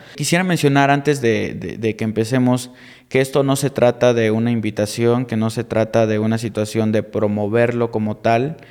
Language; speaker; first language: Spanish; native; Spanish